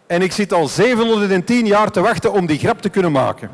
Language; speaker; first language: Dutch; native; Dutch